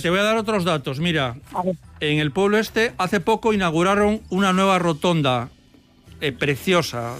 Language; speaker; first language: Spanish; native; Spanish